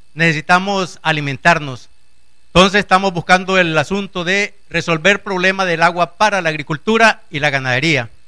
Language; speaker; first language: Spanish; native; Spanish